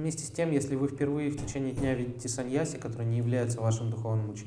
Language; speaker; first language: Russian; native; Russian